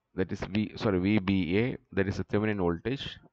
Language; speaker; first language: English; non-native, local second language; Malayalam